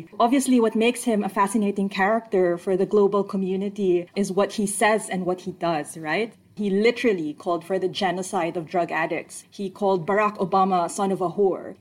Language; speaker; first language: English; non-native, local second language; Filipino